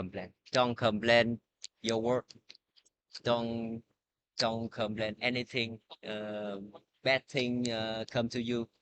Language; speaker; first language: English; non-native, learner; Vietnamese